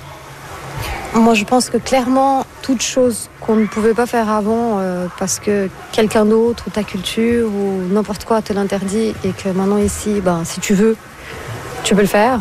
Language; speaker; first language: French; non-native, fluent; Portuguese